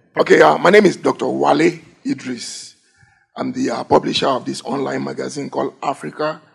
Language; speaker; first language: English; non-native, local second language; Yoruba